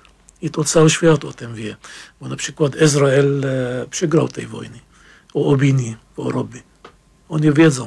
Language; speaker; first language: Polish; non-native, fluent; Arabic